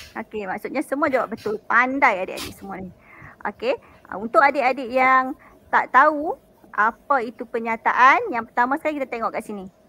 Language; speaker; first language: Malay; native; Malay